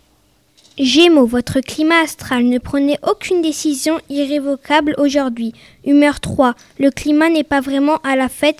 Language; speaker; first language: French; native; French